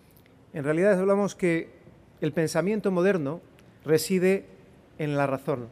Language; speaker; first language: Spanish; native; Spanish